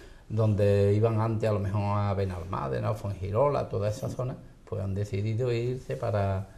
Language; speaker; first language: Spanish; native; Spanish